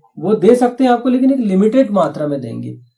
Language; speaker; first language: Hindi; native; Hindi